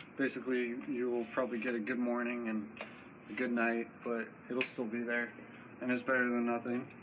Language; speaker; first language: English; native; English